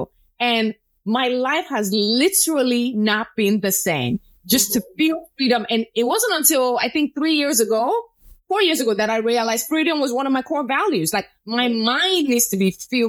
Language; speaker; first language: English; non-native, local second language; Yoruba